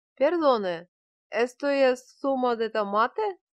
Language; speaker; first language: Spanish; non-native, learner; Russian